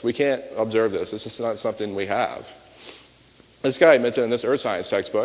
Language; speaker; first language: English; native; English